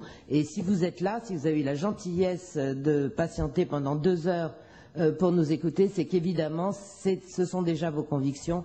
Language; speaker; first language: French; native; French